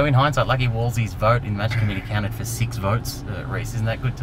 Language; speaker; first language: English; native; English